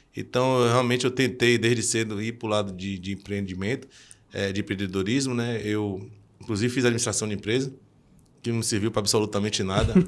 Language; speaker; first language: Portuguese; early bilingual, heritage; Portuguese